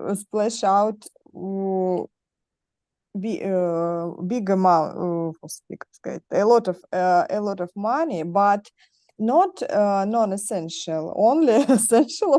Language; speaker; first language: English; non-native, learner; Russian